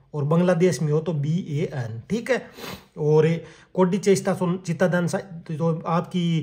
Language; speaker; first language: Hindi; native; Hindi